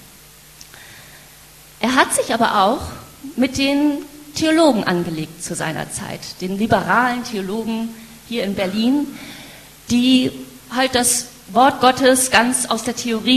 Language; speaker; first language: German; native; German